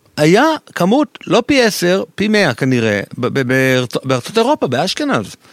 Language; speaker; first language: Hebrew; native; Hebrew